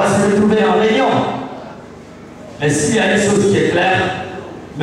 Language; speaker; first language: French; non-native, local second language; Fula